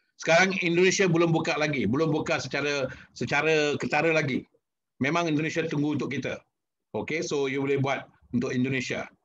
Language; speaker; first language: Malay; non-native, local second language; Tamil